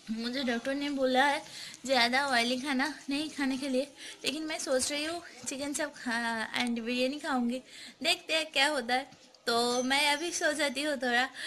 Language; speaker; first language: Hindi; non-native, local second language; Bangla